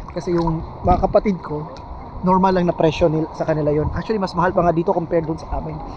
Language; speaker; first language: Filipino; non-native, local second language; Cebuano